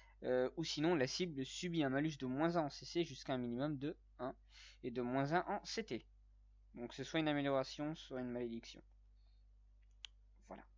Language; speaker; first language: French; native; French